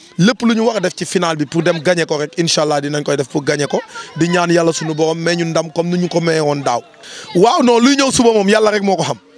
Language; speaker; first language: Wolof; native; Wolof